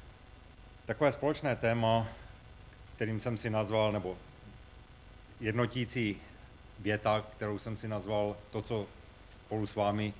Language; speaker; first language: Czech; native; Czech